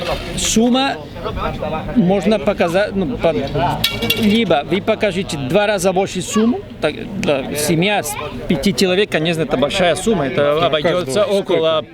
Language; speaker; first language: Russian; non-native, fluent; Spanish